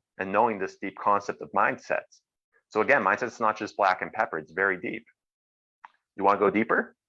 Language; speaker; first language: English; native; English